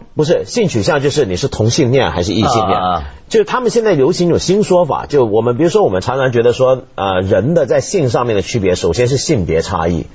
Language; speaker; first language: Chinese; native; Chinese